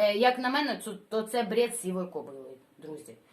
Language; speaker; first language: Ukrainian; non-native, local second language; Russian